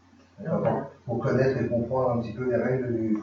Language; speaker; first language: French; native; French